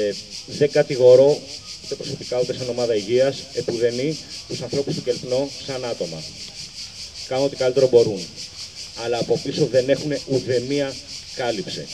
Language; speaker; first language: Greek; native; Greek